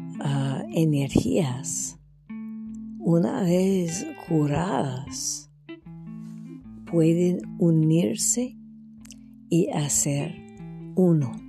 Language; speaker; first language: Spanish; non-native, fluent; French